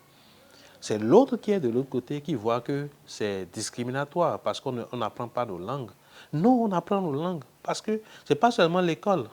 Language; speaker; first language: French; non-native, local second language; Fon